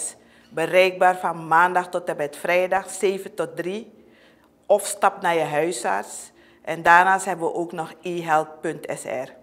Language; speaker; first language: Dutch; native; Dutch